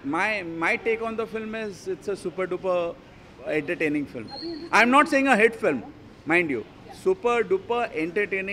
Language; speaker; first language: Hindi; native; Hindi